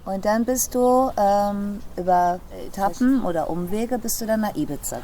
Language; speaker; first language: German; native; German